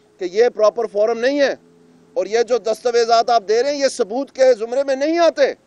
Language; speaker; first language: Urdu; non-native, local second language; Punjabi